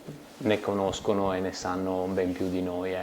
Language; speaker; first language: Italian; native; Italian